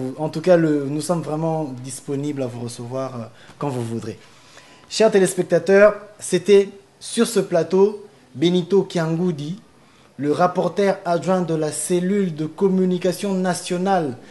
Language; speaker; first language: French; non-native, local second language; Lingala